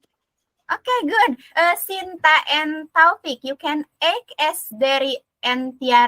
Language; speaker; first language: English; non-native, learner; Indonesian